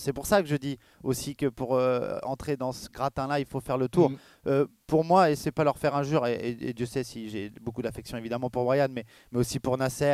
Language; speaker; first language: French; native; French